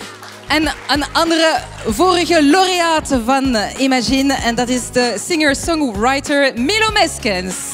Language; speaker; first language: Dutch; non-native, fluent; French